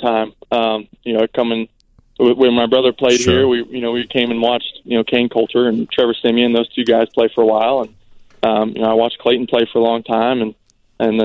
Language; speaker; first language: English; native; English